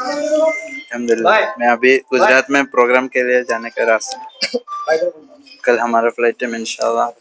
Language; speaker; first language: Hindi; non-native, local second language; Malayalam